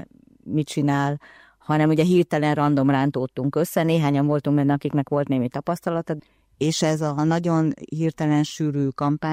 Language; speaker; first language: Hungarian; native; Hungarian